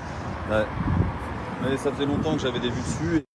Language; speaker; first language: French; native; French